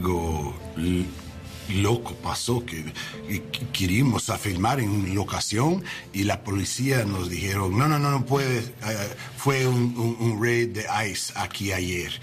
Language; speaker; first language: Spanish; non-native, learner; English